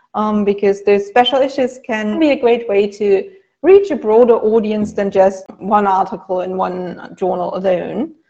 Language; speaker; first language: English; non-native, fluent; German